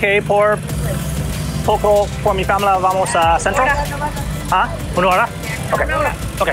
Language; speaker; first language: Spanish; non-native, learner; English